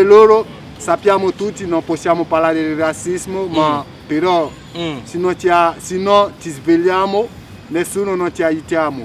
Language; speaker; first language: Italian; non-native, fluent; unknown